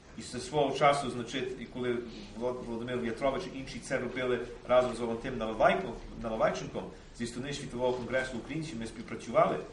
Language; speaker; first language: Ukrainian; early bilingual, heritage; Ukrainian